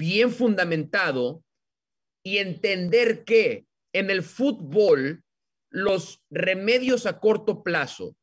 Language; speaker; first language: Spanish; native; Spanish